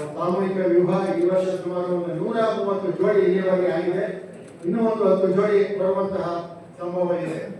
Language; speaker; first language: Kannada; native; Kannada